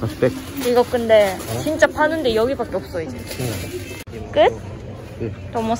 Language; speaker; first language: Korean; non-native, fluent; Japanese